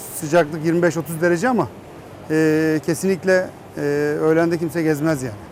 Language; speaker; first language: Turkish; native; Turkish